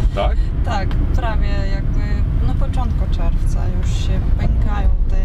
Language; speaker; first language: Polish; non-native, learner; Russian